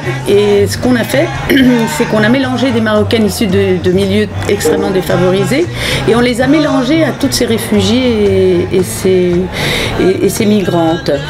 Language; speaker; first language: French; native; French